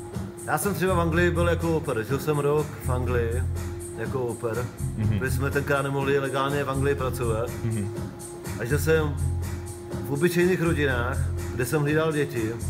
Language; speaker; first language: Czech; non-native, local second language; Polish